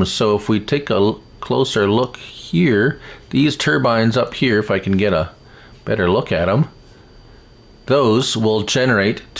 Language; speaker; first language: English; native; English